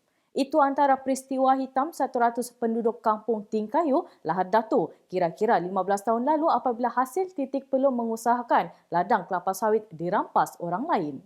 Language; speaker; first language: Malay; native; Malay